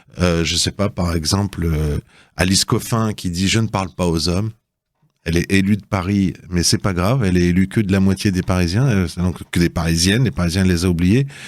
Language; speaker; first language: French; native; French